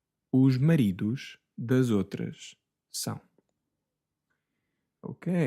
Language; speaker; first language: Portuguese; non-native, fluent; English